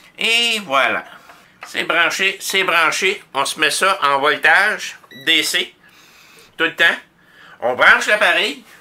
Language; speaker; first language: French; native; French